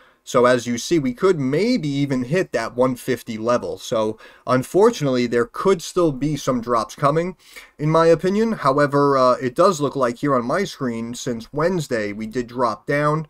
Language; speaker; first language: English; native; English